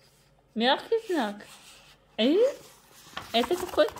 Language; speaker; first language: Russian; non-native, fluent; Tajik